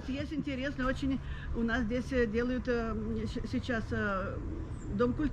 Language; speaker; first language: Russian; native; Russian